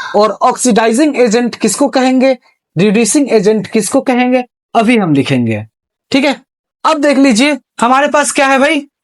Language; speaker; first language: Hindi; native; Hindi